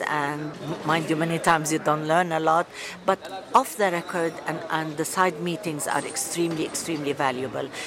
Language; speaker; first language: English; non-native, fluent; Arabic